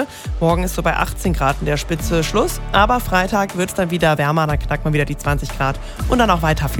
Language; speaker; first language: German; native; German